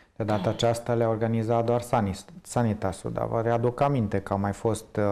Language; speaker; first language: Romanian; native; Romanian